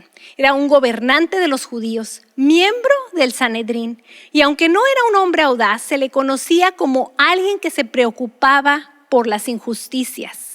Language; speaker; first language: Spanish; native; Spanish